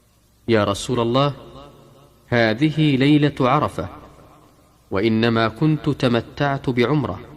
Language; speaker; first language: Arabic; native; Arabic